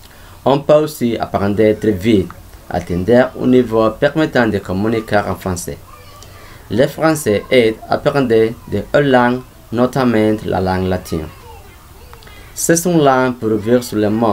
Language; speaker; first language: French; non-native, learner; Spanish